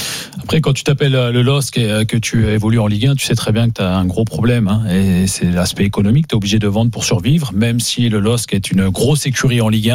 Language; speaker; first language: French; native; French